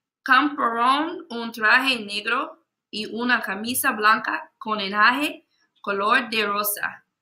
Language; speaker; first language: Spanish; non-native, learner; English